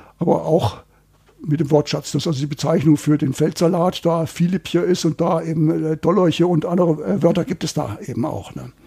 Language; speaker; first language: German; native; German